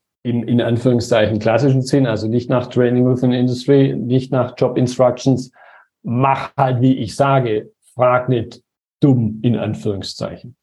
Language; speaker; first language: German; native; German